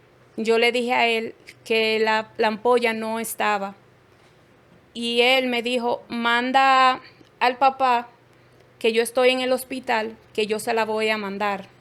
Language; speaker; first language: Spanish; native; Spanish